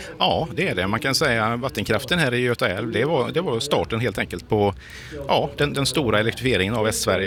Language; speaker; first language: Swedish; native; Swedish